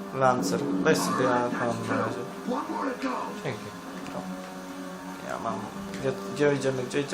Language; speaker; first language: Polish; native; Polish